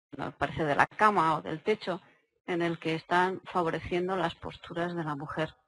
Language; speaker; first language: Spanish; native; Spanish